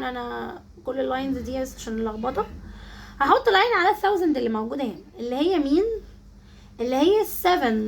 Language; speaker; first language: Arabic; native; Arabic